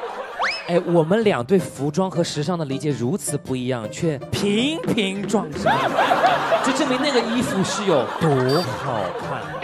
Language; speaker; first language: Chinese; native; Chinese